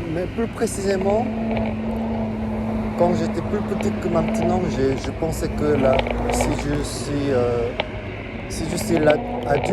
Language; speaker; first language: French; non-native, fluent; Korean